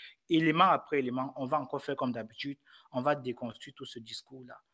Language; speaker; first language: French; native; French